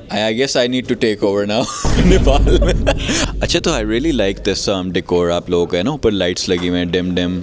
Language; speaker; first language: Urdu; native; Urdu